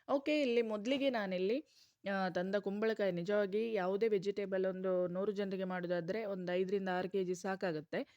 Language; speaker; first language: Kannada; non-native, local second language; Konkani